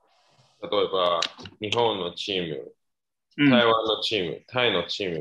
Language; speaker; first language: Japanese; non-native, learner; Chinese